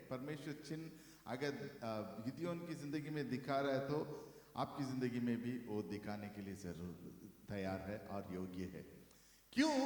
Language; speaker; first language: Hindi; non-native, local second language; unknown